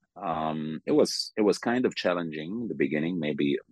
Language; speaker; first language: English; non-native, fluent; Arabic